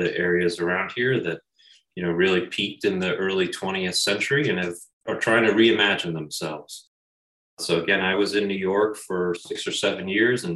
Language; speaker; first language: English; native; English